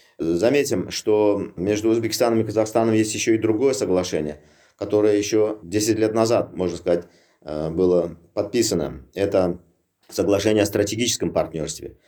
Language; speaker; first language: Russian; non-native, local second language; Uzbek